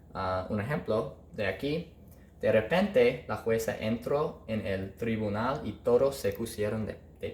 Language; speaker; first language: Spanish; non-native, learner; English